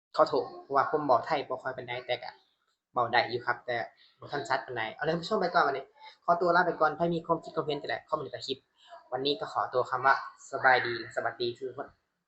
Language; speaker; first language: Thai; non-native, fluent; Burmese